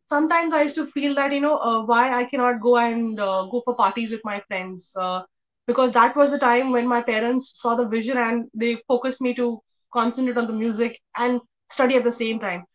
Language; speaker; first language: English; non-native, local second language; Hindi